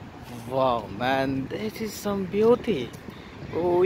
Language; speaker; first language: English; non-native, local second language; Hindi